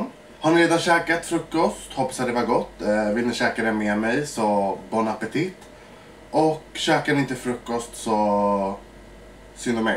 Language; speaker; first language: Swedish; early bilingual, other home language; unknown